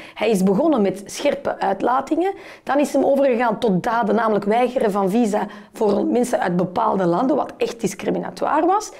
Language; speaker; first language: Dutch; early bilingual, other home language; Turkish